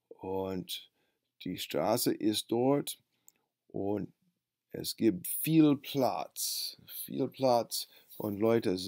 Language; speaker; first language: German; non-native, fluent; English